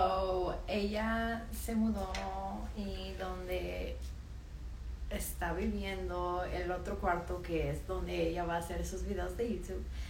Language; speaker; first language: Spanish; early bilingual, heritage; Spanish